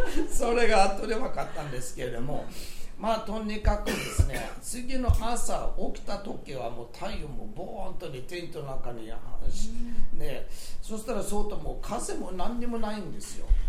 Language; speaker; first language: Japanese; non-native, fluent; Swedish